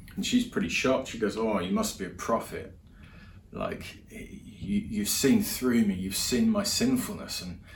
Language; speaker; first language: English; native; English